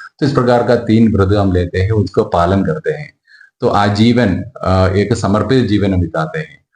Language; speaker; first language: Hindi; non-native, local second language; Malayalam